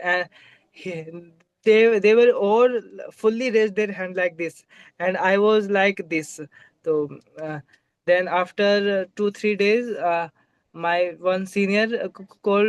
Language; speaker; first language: English; non-native, local second language; Hindi